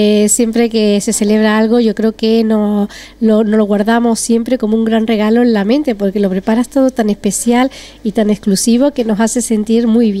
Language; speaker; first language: Spanish; native; Spanish